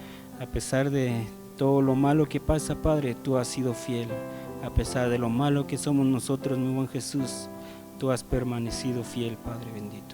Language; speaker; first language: Spanish; native; Spanish